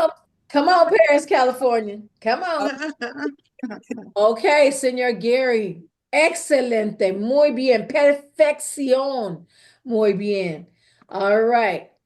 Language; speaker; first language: Spanish; non-native, fluent; English